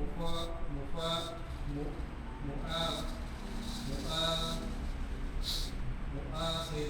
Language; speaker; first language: Arabic; non-native, learner; Indonesian